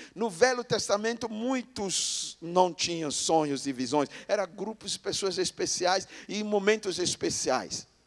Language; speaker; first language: Portuguese; non-native, fluent; English